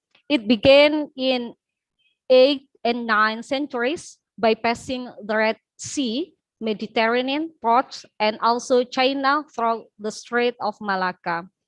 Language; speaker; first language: English; non-native, learner; Indonesian